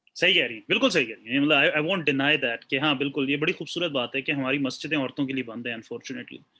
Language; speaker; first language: Urdu; native; Urdu